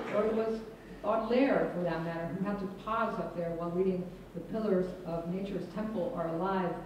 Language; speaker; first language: English; non-native, fluent; Spanish